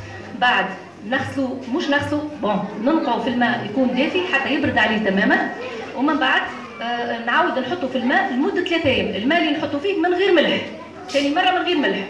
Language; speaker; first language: Arabic; native; Arabic